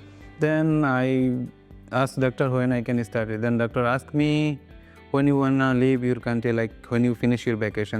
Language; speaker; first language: English; non-native, local second language; Bangla